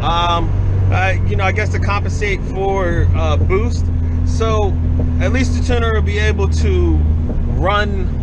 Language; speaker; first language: English; native; English